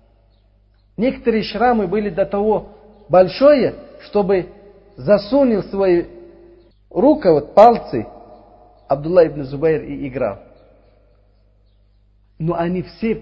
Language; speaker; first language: Russian; non-native, learner; Uzbek